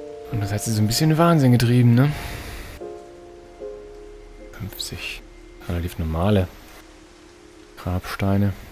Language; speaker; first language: German; native; German